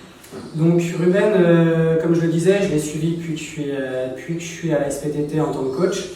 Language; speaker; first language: French; native; French